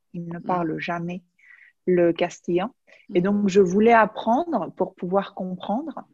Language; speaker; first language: French; native; French